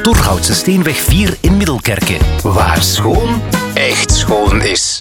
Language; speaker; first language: Dutch; native; Dutch